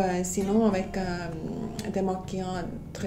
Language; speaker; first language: French; non-native, fluent; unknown